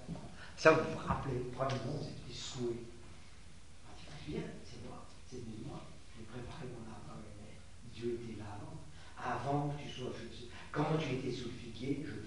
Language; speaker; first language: French; native; French